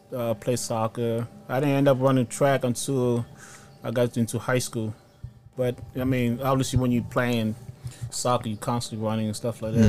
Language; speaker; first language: English; early bilingual, other home language; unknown